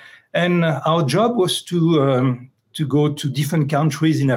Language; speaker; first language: English; non-native, fluent; French